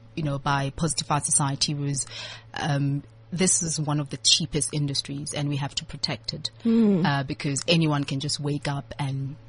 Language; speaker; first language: English; non-native, local second language; Southern Sotho